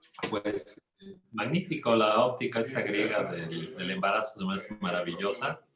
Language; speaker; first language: Spanish; native; Spanish